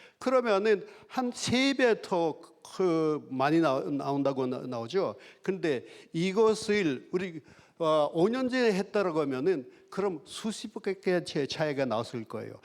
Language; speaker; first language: Korean; non-native, fluent; Russian